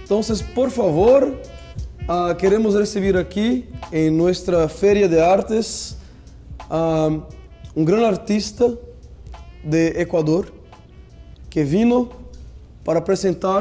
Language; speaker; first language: Spanish; non-native, fluent; Portuguese